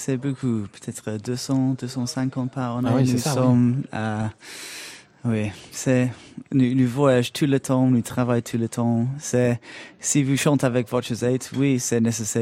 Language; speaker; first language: French; non-native, learner; English